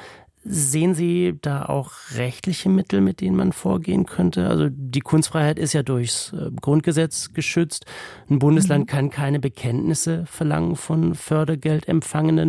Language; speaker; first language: German; native; German